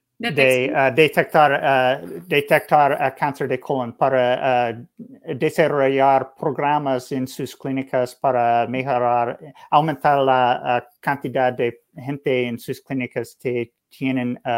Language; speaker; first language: Spanish; non-native, learner; English